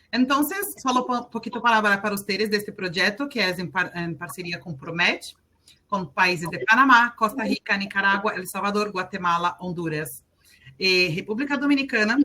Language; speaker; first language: Spanish; non-native, learner; Portuguese